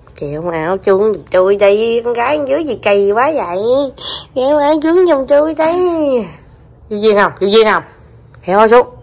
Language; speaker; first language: Vietnamese; native; Vietnamese